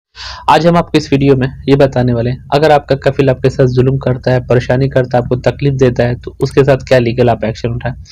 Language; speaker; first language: Hindi; native; Hindi